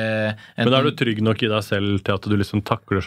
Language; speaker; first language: Norwegian; native; Norwegian